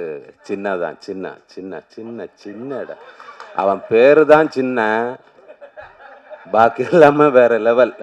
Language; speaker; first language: Tamil; non-native, learner; Malayalam